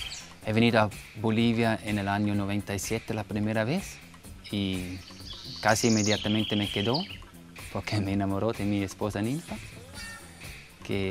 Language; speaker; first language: Spanish; non-native, fluent; German